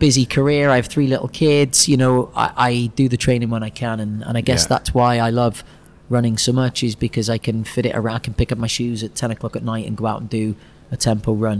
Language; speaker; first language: English; native; English